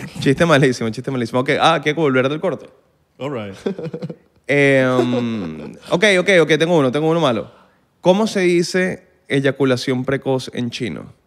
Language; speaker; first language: Spanish; native; Spanish